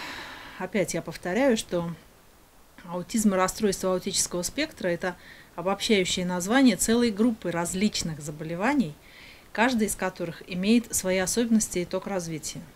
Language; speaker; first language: Russian; native; Russian